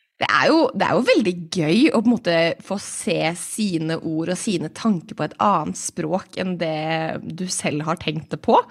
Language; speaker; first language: Norwegian; native; Norwegian